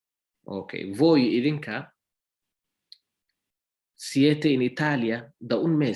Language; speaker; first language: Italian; non-native, fluent; Somali